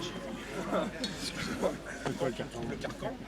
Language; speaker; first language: French; native; French